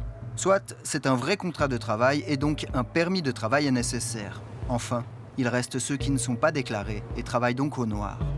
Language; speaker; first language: French; native; French